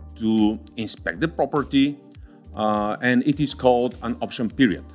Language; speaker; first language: English; non-native, fluent; Bulgarian